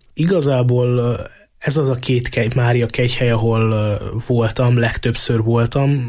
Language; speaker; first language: Hungarian; native; Hungarian